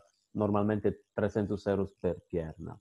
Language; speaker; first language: Spanish; non-native, fluent; Italian